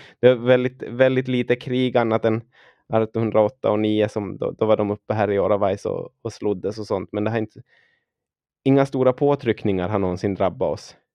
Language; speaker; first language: Swedish; native; Swedish